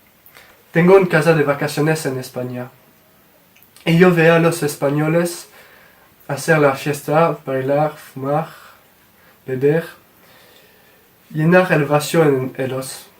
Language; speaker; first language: Spanish; non-native, learner; French